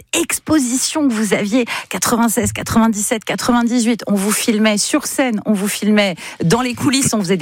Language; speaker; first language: French; native; French